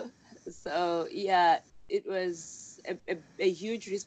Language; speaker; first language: English; non-native, local second language; Shona